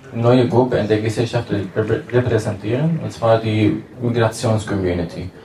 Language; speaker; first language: German; non-native, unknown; Arabic